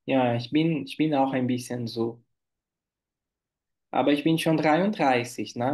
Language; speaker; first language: German; non-native, fluent; Portuguese